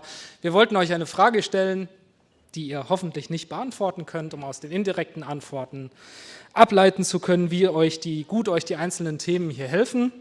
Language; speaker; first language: German; native; German